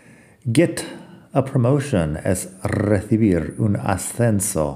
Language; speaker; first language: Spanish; non-native, fluent; English